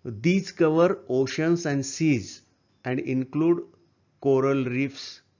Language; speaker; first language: English; non-native, local second language; Marathi